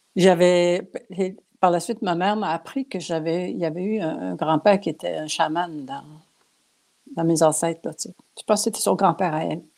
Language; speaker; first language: French; non-native, local second language; Cree